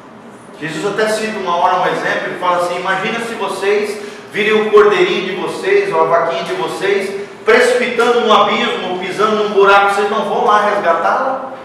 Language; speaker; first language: Portuguese; native; Portuguese